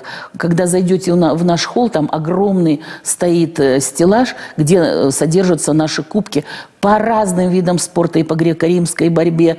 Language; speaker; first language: Russian; native; Russian